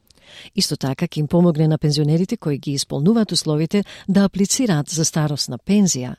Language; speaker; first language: Macedonian; native; Macedonian